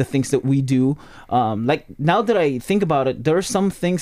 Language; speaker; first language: English; non-native, local second language; Pampanga